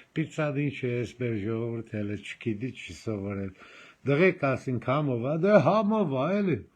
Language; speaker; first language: Armenian; native; Armenian